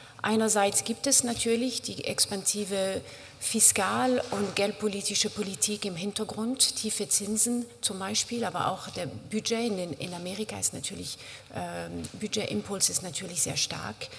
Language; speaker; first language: German; non-native, fluent; French